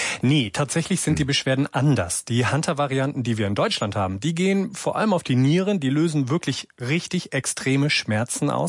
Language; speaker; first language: German; native; German